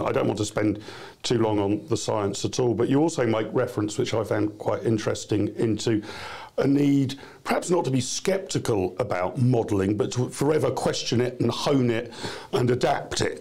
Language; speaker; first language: English; native; English